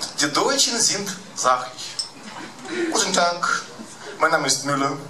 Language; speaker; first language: German; early bilingual, other home language; Russian